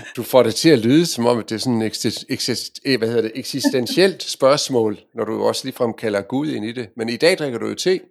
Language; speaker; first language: Danish; native; Danish